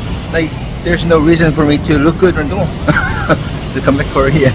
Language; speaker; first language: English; non-native, learner; Vietnamese